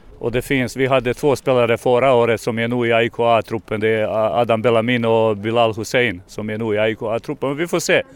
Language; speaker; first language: Swedish; non-native, fluent; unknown